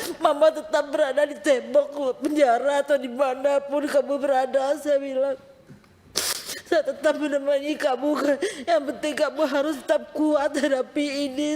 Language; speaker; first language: Indonesian; non-native, local second language; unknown